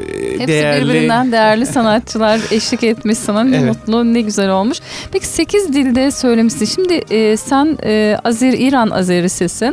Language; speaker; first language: Turkish; native; Turkish